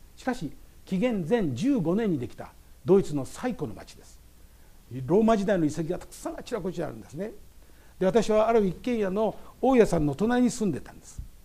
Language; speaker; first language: Japanese; native; Japanese